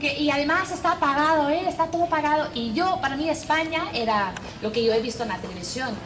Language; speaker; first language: Spanish; non-native, fluent; English